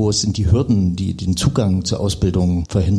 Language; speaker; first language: German; native; German